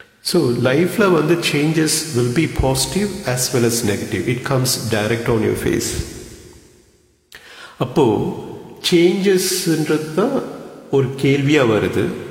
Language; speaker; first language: English; non-native, local second language; Tamil